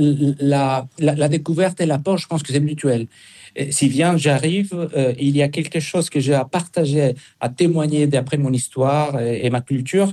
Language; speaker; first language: French; non-native, fluent; Spanish